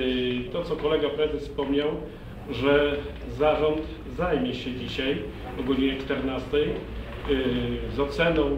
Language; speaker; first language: Polish; native; Polish